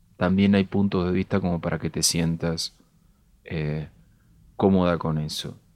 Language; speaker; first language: Spanish; native; Spanish